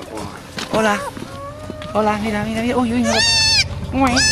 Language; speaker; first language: Spanish; native; Spanish